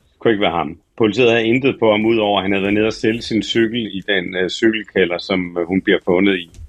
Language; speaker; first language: Danish; native; Danish